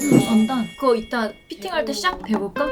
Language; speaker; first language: Korean; native; Korean